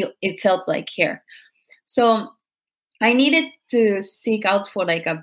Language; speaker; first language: English; non-native, fluent; Japanese